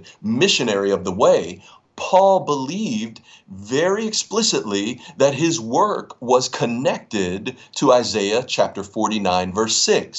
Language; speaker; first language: English; native; English